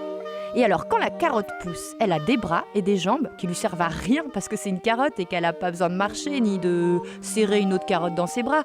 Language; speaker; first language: French; native; French